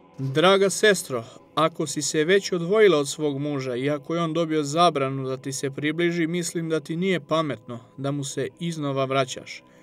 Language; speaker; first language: Serbian; native; Serbian